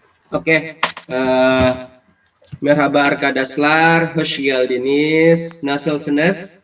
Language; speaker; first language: Turkish; non-native, fluent; Indonesian